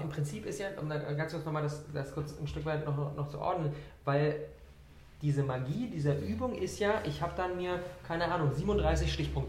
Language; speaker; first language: German; native; German